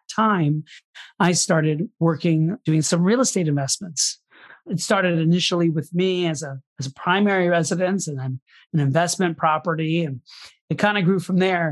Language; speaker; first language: English; native; English